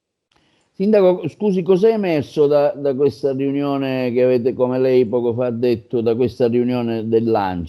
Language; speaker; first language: Italian; native; Italian